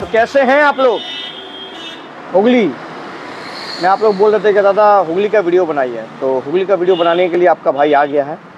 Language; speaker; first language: Hindi; non-native, local second language; Bangla